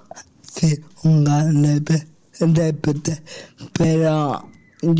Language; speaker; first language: Catalan; non-native, local second language; Spanish